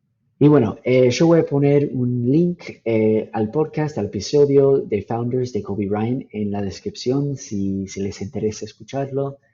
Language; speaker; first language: Spanish; non-native, fluent; English